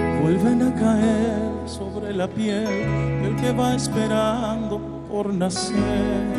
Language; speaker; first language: Spanish; native; Spanish